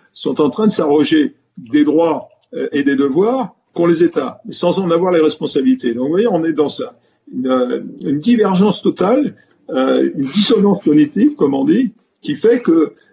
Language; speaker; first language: French; native; French